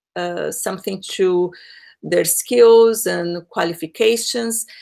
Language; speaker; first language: English; non-native, fluent; Portuguese